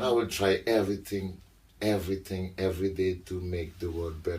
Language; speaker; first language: English; non-native, local second language; French